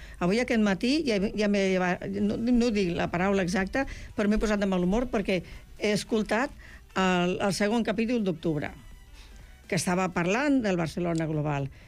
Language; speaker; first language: Catalan; native; Catalan